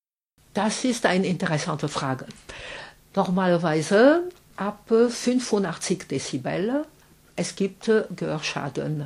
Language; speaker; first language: German; non-native, fluent; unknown